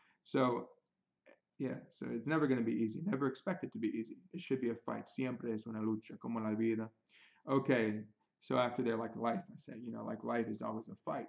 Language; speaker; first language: English; native; English